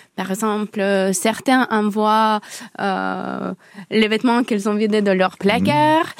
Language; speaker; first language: French; non-native, fluent; Ukrainian